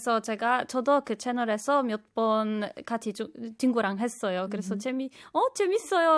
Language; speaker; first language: Korean; non-native, fluent; Polish